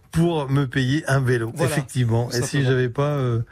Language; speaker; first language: French; native; French